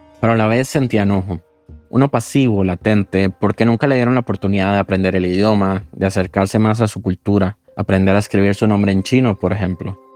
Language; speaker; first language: Spanish; native; Spanish